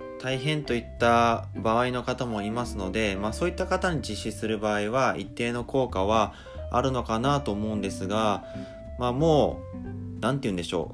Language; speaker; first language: Japanese; native; Japanese